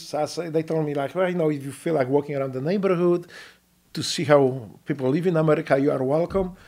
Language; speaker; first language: English; non-native, fluent; Polish